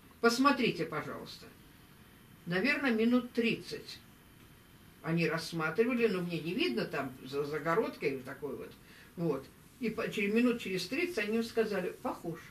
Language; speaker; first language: Russian; native; Russian